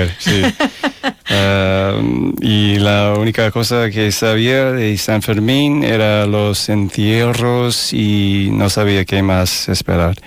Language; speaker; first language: Spanish; non-native, fluent; English